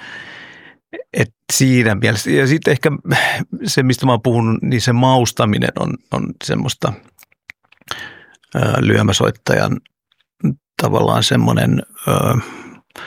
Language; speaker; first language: Finnish; early bilingual, other home language; Oromo